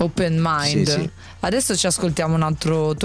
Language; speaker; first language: Italian; native; Italian